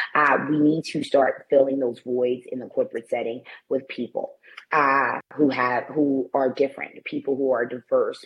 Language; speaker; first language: English; native; English